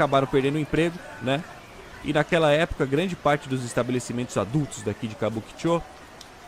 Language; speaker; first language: Portuguese; native; Portuguese